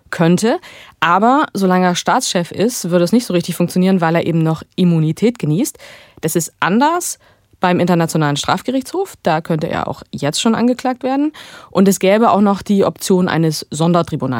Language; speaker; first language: German; native; German